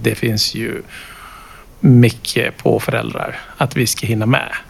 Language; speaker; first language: Swedish; non-native, fluent; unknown